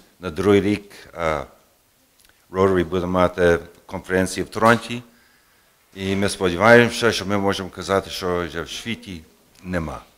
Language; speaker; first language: Ukrainian; early bilingual, heritage; Ukrainian